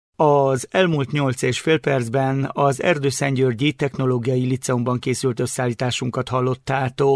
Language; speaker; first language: Hungarian; native; Hungarian